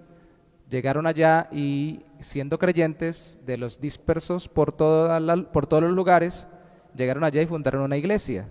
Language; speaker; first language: Spanish; native; Spanish